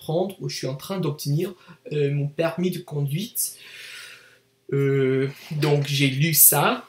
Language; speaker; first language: French; non-native, learner; English